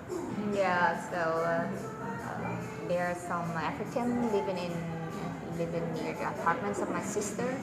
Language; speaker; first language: English; non-native, fluent; Vietnamese